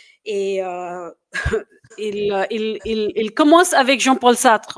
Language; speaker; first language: French; non-native, fluent; English